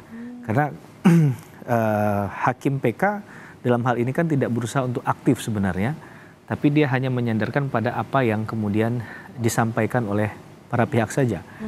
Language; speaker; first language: Indonesian; native; Indonesian